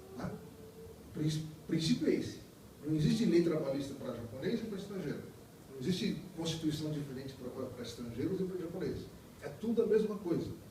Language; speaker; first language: Portuguese; native; Portuguese